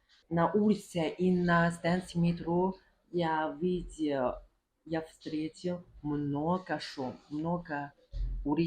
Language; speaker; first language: Russian; non-native, learner; Chinese